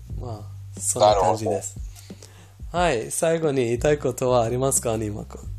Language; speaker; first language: Japanese; non-native, fluent; Persian